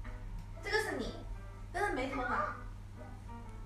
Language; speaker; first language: Chinese; native; Chinese